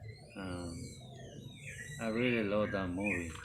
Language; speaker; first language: English; non-native, learner; Spanish